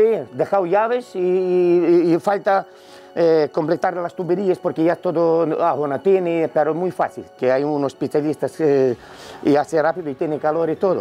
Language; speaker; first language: Spanish; non-native, learner; Ukrainian